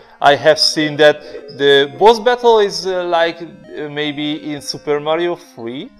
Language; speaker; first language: English; non-native, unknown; Hungarian